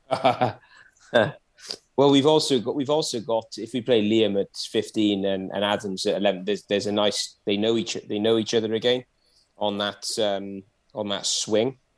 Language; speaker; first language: English; native; English